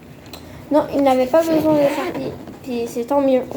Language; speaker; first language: French; native; French